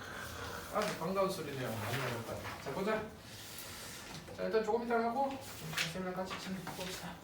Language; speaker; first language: Korean; native; Korean